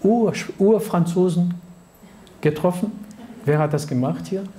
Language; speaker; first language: German; non-native, fluent; French